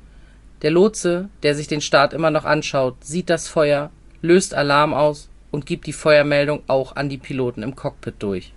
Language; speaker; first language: German; native; German